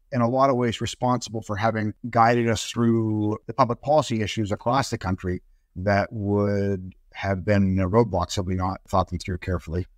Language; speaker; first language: English; native; English